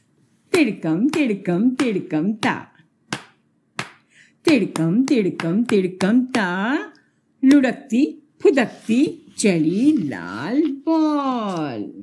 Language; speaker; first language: Hindi; native; Hindi